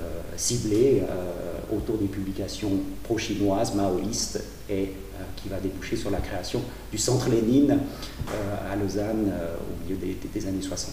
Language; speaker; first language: French; native; French